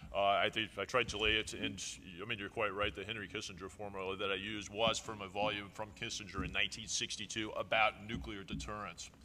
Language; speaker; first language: English; native; English